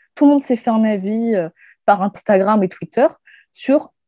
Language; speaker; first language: French; native; French